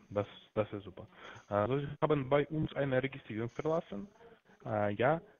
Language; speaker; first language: German; non-native, learner; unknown